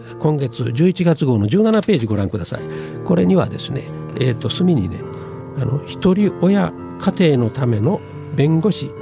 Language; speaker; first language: Japanese; native; Japanese